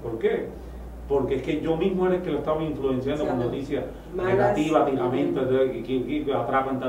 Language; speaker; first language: Spanish; native; Spanish